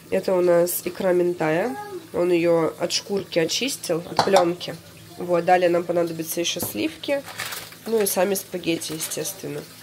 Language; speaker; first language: Russian; native; Russian